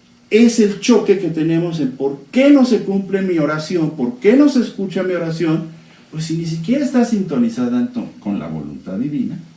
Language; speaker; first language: Spanish; native; Spanish